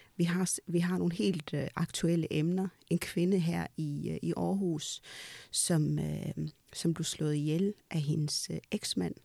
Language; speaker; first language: Danish; early bilingual, other home language; Amharic